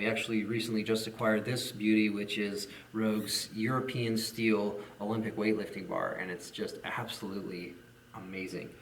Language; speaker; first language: English; native; English